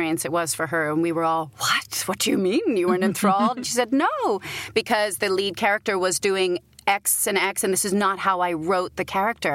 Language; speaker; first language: English; native; English